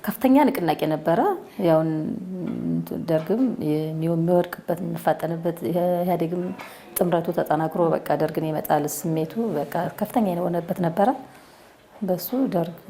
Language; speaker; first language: Amharic; native; Amharic